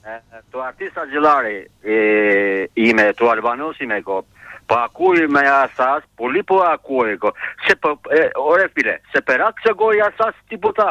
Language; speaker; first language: Greek; non-native, learner; Albanian